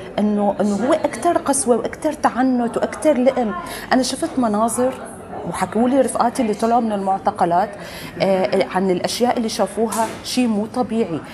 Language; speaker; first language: Arabic; native; Arabic